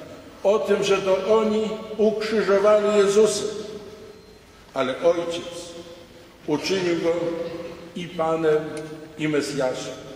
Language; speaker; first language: Polish; native; Polish